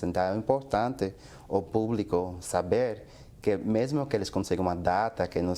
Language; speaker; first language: Portuguese; non-native, fluent; English